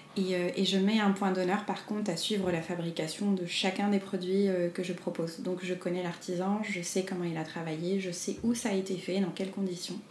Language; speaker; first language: French; non-native, local second language; Arabic